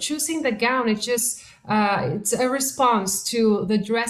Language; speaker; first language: English; non-native, fluent; Spanish